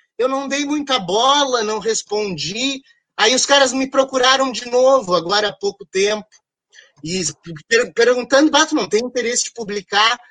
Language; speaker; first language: Portuguese; native; Portuguese